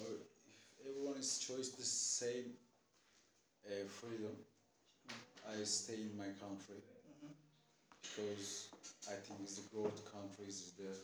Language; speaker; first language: English; non-native, learner; Turkish